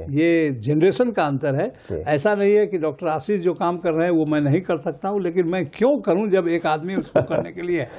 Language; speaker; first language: Hindi; native; Hindi